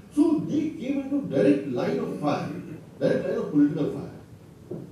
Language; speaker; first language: English; non-native, local second language; Bangla